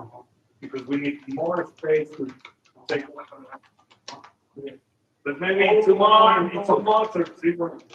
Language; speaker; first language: English; non-native, learner; Spanish